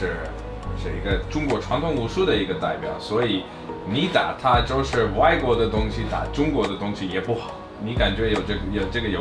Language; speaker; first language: Chinese; non-native, fluent; English